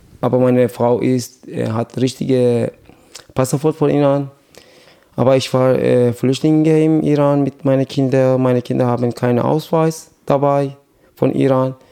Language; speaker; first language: German; non-native, learner; Persian